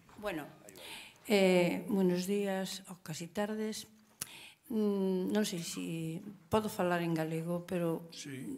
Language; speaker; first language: Galician; non-native, local second language; Spanish